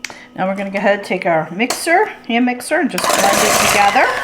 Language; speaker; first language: English; native; English